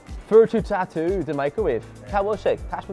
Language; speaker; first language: Irish; non-native, local second language; English